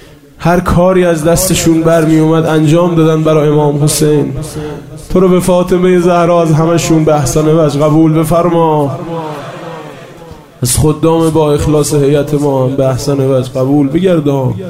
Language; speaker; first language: Persian; native; Persian